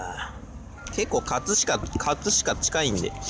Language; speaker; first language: Japanese; native; Japanese